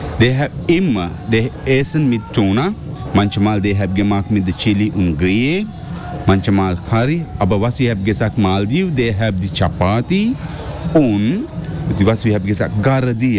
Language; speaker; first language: German; non-native, learner; Sinhala